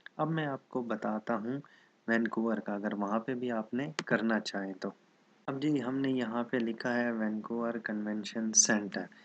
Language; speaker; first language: Urdu; non-native, local second language; Saraiki